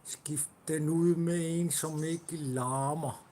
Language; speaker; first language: Danish; non-native, local second language; Kalaallisut